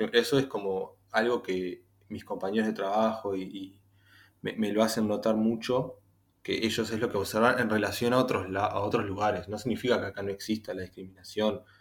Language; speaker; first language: Spanish; native; Spanish